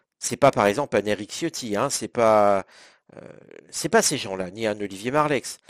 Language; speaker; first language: French; native; French